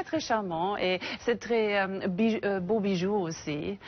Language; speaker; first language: French; non-native, fluent; English